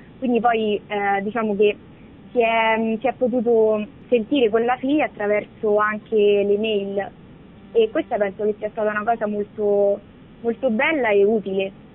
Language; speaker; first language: Italian; early bilingual, other home language; Albanian